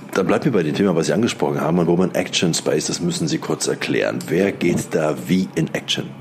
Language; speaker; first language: German; native; German